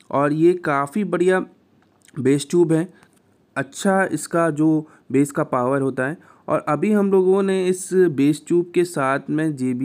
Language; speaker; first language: Hindi; native; Hindi